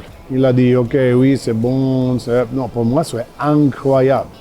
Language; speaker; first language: French; non-native, fluent; Italian